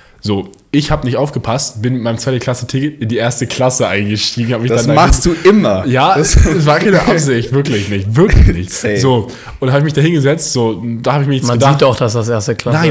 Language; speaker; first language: German; native; German